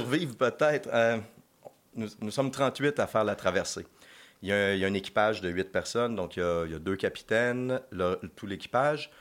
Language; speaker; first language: French; native; French